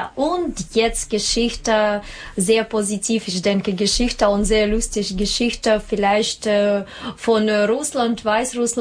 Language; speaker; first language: German; non-native, learner; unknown